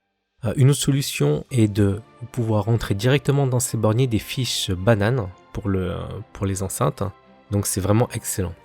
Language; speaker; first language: French; native; French